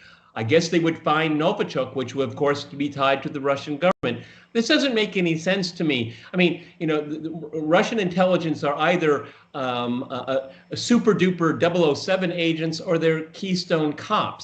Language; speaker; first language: English; native; English